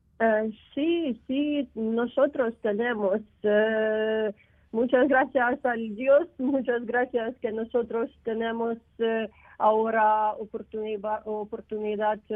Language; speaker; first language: Spanish; non-native, learner; Ukrainian